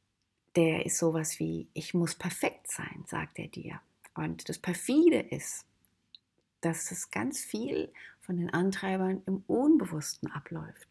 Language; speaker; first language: German; native; German